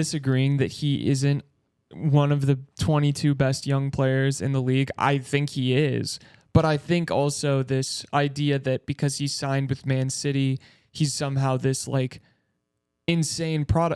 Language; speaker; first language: English; native; English